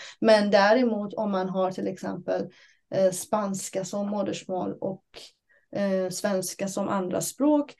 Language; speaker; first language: Swedish; non-native, fluent; Persian